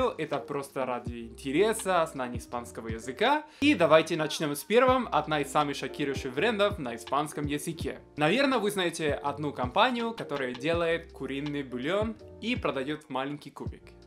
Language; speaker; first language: Russian; non-native, fluent; Spanish